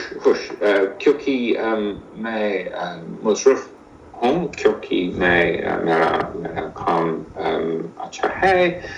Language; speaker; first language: Hindi; non-native, learner; English